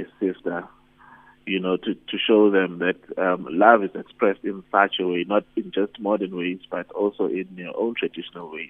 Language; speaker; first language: English; non-native, local second language; Zulu